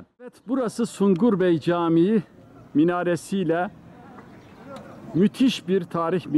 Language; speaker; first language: Turkish; native; Turkish